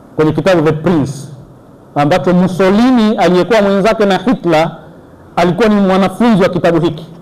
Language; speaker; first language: Swahili; native; Swahili